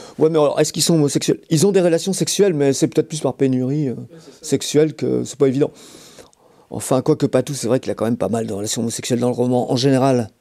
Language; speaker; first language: French; native; French